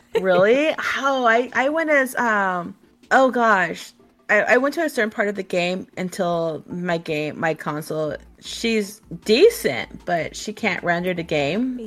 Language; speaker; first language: English; native; English